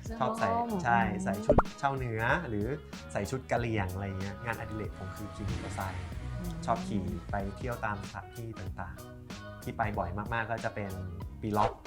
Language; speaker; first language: Thai; native; Thai